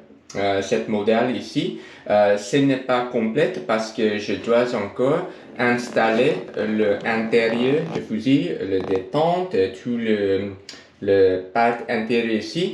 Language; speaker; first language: French; non-native, learner; English